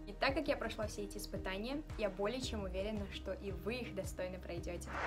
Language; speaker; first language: Russian; early bilingual, other home language; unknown